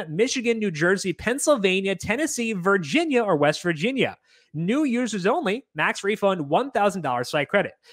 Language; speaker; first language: English; native; English